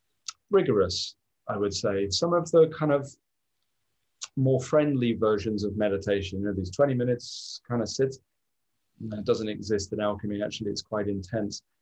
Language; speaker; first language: English; native; English